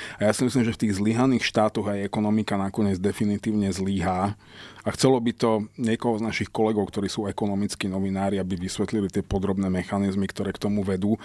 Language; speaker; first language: Slovak; non-native, local second language; Hungarian